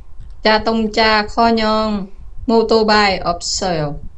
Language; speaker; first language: Korean; non-native, learner; Vietnamese